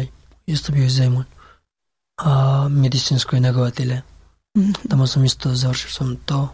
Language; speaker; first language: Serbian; non-native, learner; Pashto